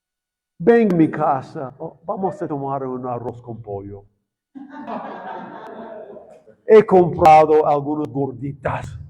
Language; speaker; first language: Spanish; non-native, fluent; English